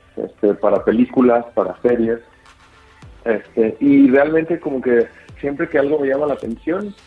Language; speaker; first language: Spanish; native; Spanish